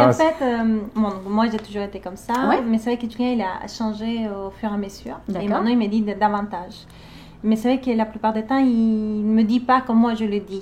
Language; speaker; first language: French; non-native, fluent; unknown